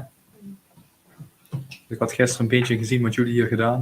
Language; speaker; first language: Dutch; native; Dutch